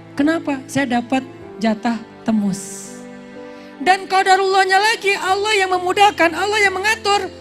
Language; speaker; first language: Indonesian; native; Indonesian